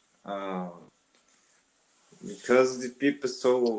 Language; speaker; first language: English; non-native, learner; Portuguese